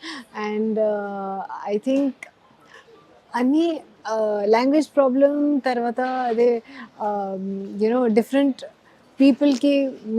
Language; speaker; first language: Telugu; non-native, learner; Hindi